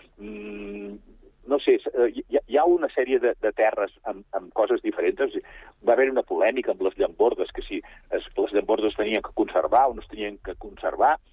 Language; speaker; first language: Catalan; native; Catalan